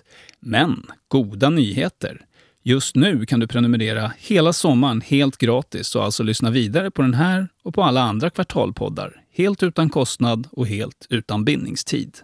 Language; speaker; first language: Swedish; native; Swedish